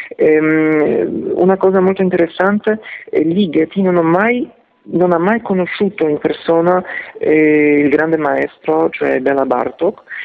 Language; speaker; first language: Italian; non-native, fluent; Polish